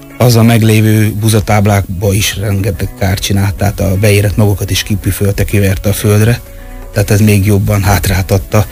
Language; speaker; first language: Hungarian; native; Hungarian